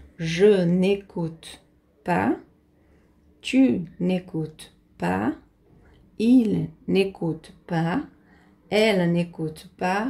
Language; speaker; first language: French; non-native, fluent; Portuguese